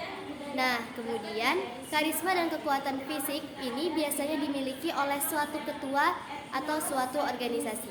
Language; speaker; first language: Indonesian; native; Indonesian